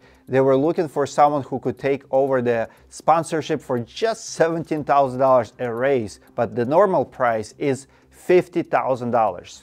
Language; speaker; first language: English; non-native, fluent; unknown